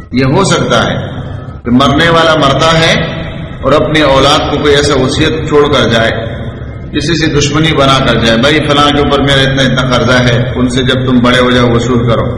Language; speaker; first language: Urdu; non-native, local second language; Pashto